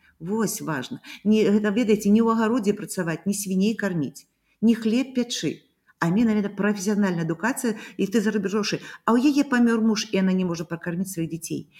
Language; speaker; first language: Belarusian; native; Belarusian